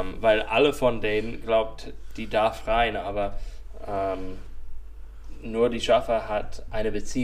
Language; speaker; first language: German; non-native, fluent; English